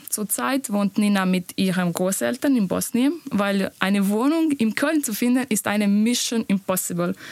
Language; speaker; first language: German; non-native, learner; Bosnian